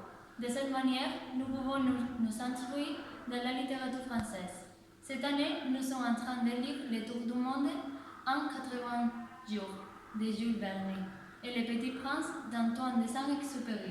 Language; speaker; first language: French; non-native, learner; Spanish